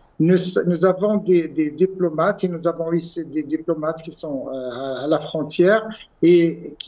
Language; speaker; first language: French; non-native, local second language; Arabic